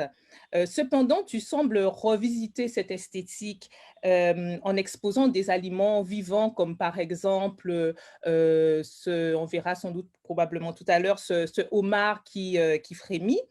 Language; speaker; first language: French; native; French